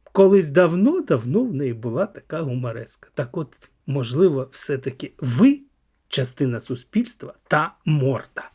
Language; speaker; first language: Ukrainian; native; Ukrainian